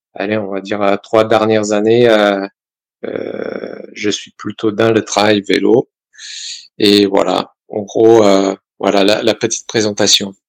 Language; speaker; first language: French; non-native, fluent; Serbian